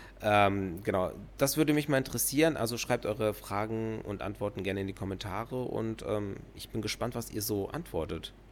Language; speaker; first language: German; early bilingual, other home language; Greek